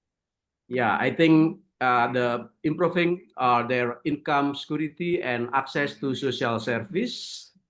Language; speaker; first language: English; non-native, learner; Indonesian